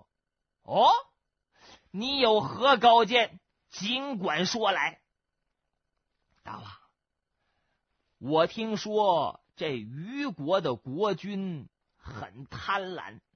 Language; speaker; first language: Chinese; native; Chinese